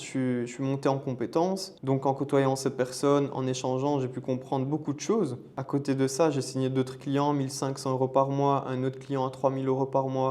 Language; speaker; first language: French; native; French